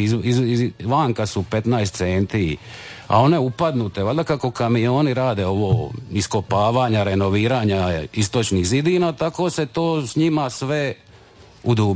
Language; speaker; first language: Serbian; native; Serbian